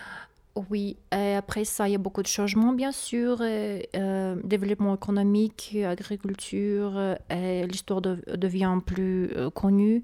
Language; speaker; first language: French; non-native, learner; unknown